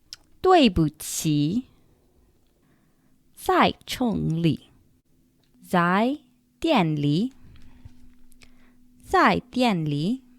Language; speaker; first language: Chinese; non-native, learner; English